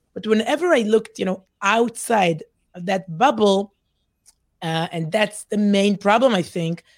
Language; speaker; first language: English; non-native, fluent; Hebrew